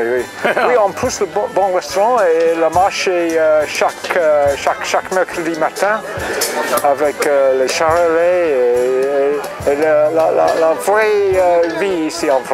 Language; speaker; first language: French; non-native, learner; English